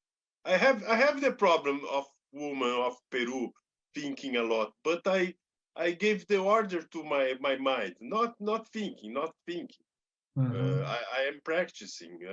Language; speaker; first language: English; non-native, learner; Portuguese